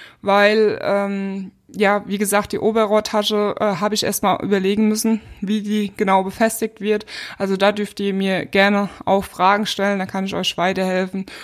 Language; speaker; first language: German; native; German